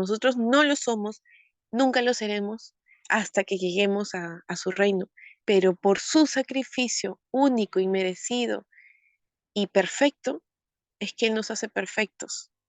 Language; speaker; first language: Spanish; native; Spanish